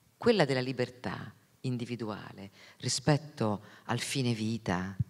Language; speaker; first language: Italian; native; Italian